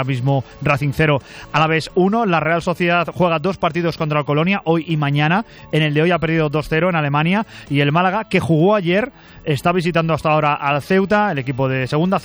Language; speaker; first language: Spanish; native; Spanish